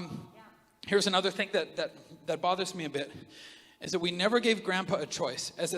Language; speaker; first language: English; native; English